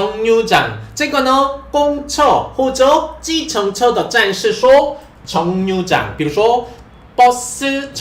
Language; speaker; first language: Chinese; non-native, fluent; Korean